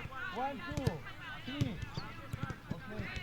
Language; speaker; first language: Russian; non-native, local second language; Tajik